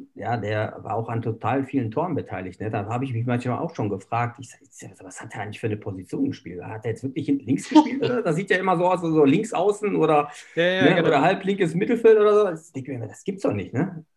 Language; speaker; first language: German; native; German